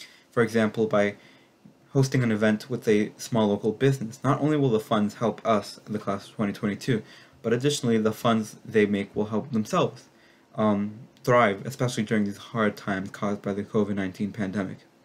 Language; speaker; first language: English; native; English